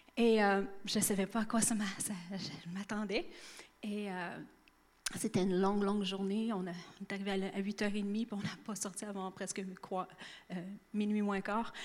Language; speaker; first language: French; native; French